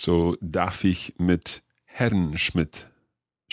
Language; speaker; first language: German; non-native, learner; English